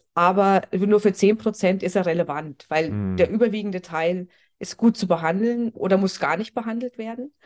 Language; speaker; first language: German; native; German